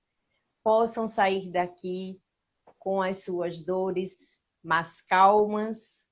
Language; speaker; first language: Portuguese; native; Portuguese